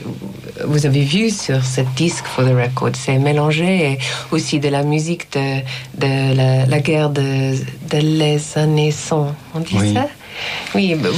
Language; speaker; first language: French; non-native, learner; English